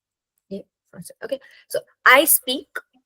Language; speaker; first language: French; non-native, fluent; English